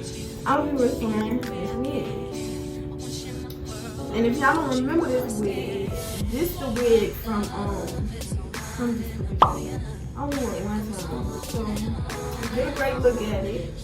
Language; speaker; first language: English; native; English